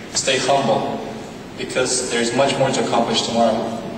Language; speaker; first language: English; non-native, fluent; Bulgarian